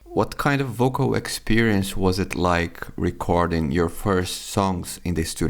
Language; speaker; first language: English; non-native, fluent; Finnish